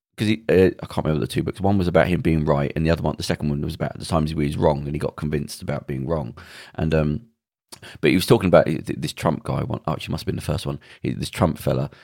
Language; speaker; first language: English; native; English